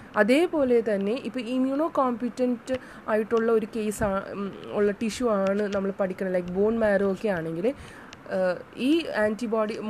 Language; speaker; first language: English; non-native, local second language; Malayalam